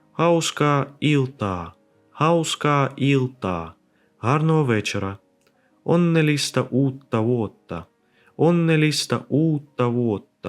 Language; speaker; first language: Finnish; non-native, fluent; Ukrainian